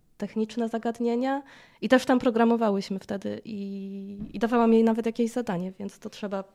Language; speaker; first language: Polish; native; Polish